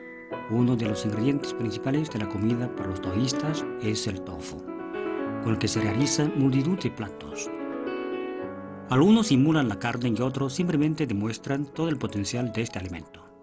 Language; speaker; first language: Spanish; non-native, fluent; Chinese